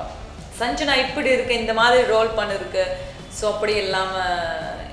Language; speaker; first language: Tamil; non-native, learner; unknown